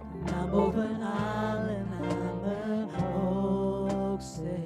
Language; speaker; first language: Dutch; non-native, learner; Indonesian